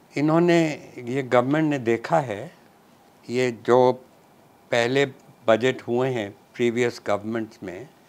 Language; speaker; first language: Hindi; non-native, local second language; Punjabi